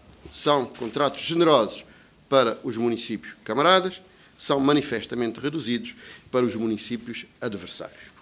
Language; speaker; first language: Portuguese; native; Portuguese